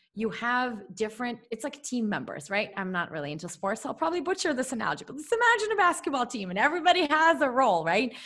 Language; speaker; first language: English; early bilingual, other home language; Russian